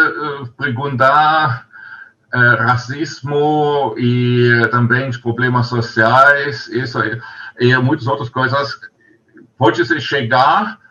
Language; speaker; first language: Portuguese; non-native, learner; German